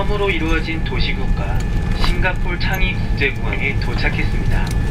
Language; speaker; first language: Korean; native; Korean